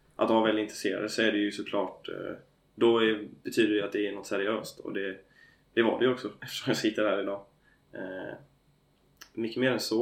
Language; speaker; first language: Swedish; native; Swedish